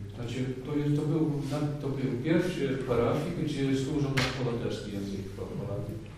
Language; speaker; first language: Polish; non-native, learner; Dutch